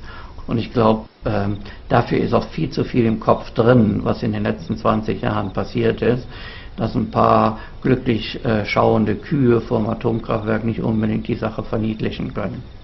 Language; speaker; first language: German; native; German